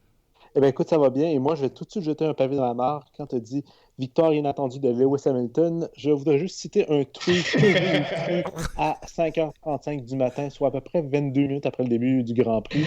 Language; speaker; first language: French; native; French